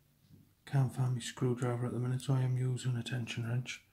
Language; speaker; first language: English; native; English